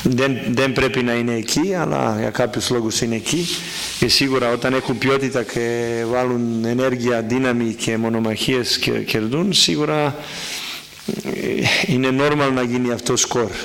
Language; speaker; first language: Greek; non-native, fluent; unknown